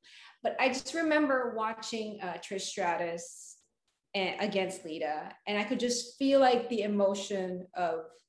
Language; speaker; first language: English; non-native, local second language; Filipino